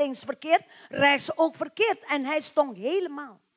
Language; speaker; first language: Dutch; non-native, learner; Indonesian